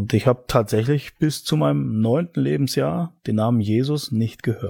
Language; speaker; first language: German; native; German